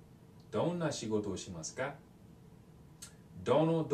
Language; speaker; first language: Japanese; non-native, learner; English